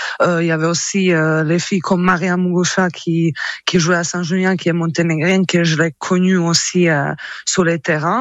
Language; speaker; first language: French; non-native, fluent; Croatian